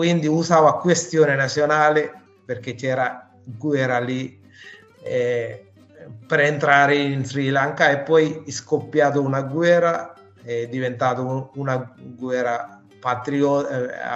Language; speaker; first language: Italian; non-native, fluent; Sinhala